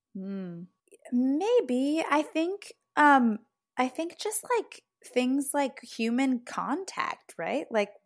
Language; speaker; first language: English; native; English